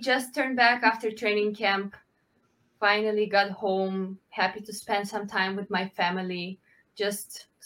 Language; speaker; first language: English; non-native, fluent; Ukrainian